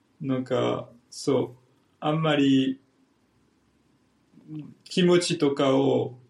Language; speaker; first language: Japanese; non-native, fluent; French